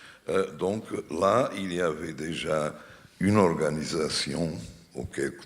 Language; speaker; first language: French; non-native, fluent; Portuguese